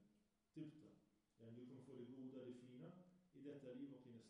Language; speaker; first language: Swedish; early bilingual, other home language; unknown